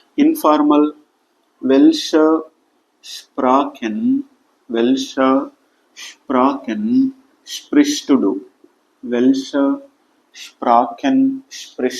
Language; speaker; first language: German; non-native, fluent; Telugu